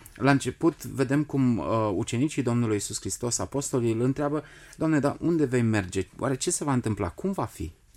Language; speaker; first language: Romanian; native; Romanian